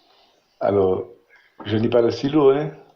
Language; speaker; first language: French; non-native, learner; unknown